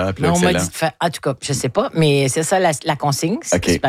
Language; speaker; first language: French; native; French